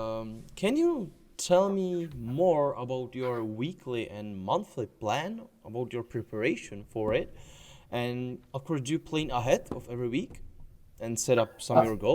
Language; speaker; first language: English; non-native, fluent; Czech